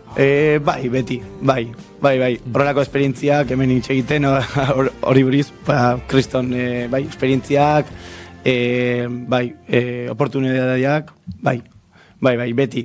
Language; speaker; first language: Basque; non-native, local second language; Spanish